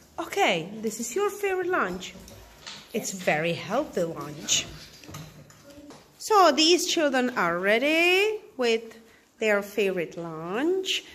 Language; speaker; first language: English; non-native, fluent; Czech